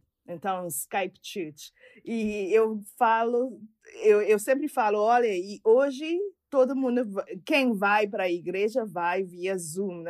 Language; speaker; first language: Portuguese; non-native, fluent; English